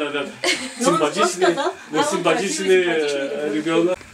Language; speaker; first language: Russian; non-native, learner; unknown